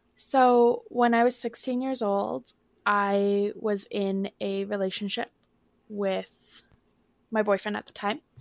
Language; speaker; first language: English; native; English